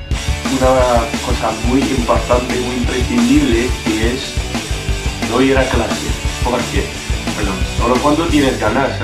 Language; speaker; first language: Spanish; non-native, fluent; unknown